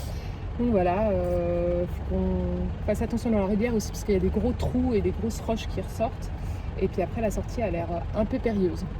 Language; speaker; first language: French; native; French